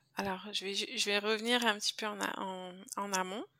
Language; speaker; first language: French; native; French